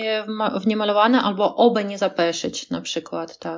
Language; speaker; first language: Polish; non-native, fluent; Russian